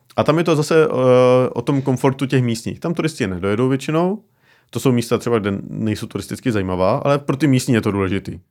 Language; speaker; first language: Czech; native; Czech